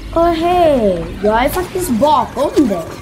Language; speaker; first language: Swedish; early bilingual, other home language; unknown